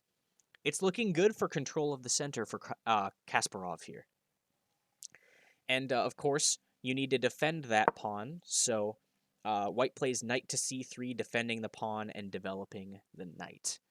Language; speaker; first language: English; native; English